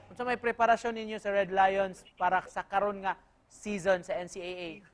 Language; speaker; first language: Cebuano; native; Cebuano